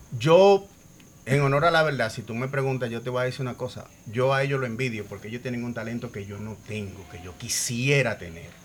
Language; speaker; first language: Spanish; native; Spanish